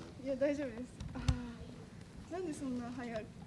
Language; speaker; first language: Japanese; native; Japanese